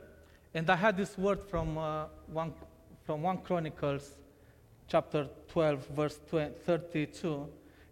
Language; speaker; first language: English; non-native, fluent; Romanian